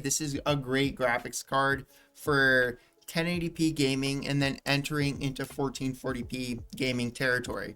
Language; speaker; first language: English; native; English